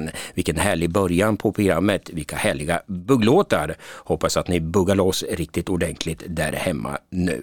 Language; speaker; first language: Swedish; native; Swedish